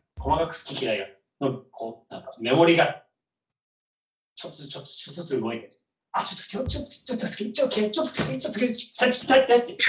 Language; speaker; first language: Japanese; native; Japanese